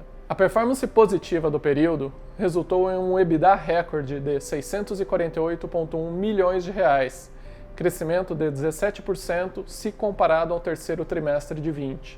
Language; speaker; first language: Portuguese; native; Portuguese